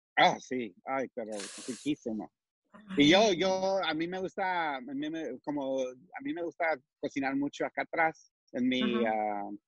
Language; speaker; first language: Spanish; early bilingual, heritage; Spanish